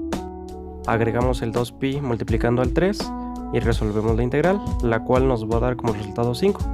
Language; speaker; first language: Spanish; native; Spanish